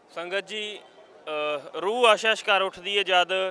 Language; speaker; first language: Hindi; non-native, local second language; Punjabi